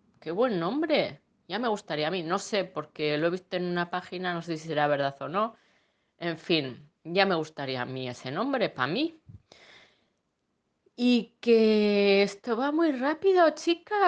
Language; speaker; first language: Spanish; native; Spanish